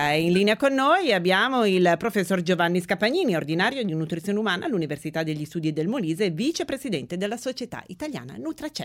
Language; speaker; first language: Italian; native; Italian